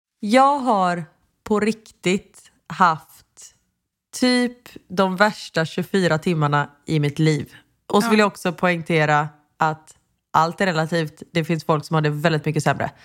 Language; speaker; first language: Swedish; native; Swedish